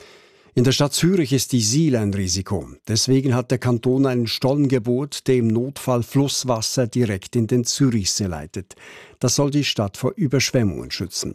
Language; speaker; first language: German; native; German